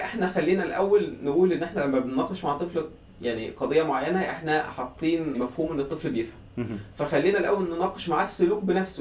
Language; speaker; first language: Arabic; native; Arabic